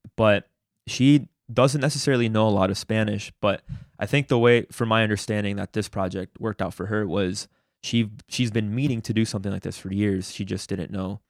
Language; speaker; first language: English; early bilingual, other home language; Spanish